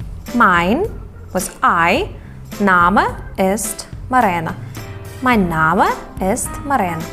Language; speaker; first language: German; non-native, fluent; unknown